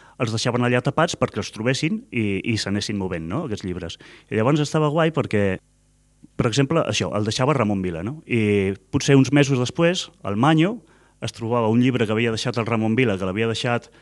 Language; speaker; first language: Catalan; native; Catalan